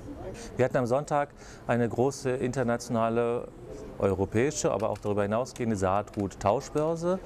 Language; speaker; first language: German; native; German